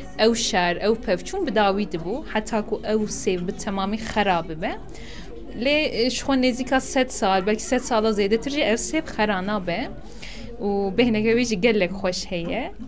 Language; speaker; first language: Kurdish; native; Kurdish